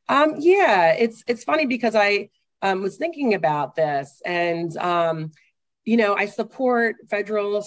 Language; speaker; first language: English; native; English